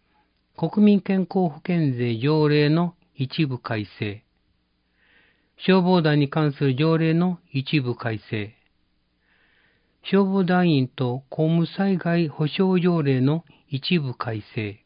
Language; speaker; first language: Japanese; native; Japanese